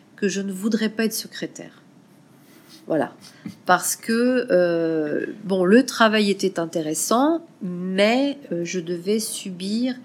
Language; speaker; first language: French; native; French